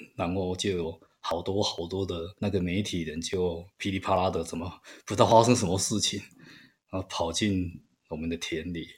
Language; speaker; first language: Chinese; native; Chinese